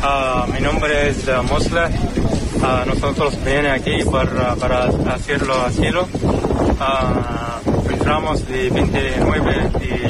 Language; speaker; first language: Spanish; non-native, learner; Arabic